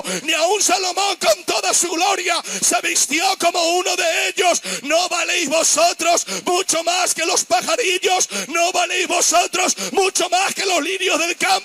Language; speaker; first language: Spanish; native; Spanish